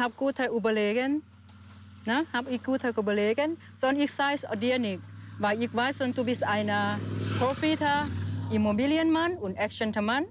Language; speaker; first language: German; non-native, learner; Thai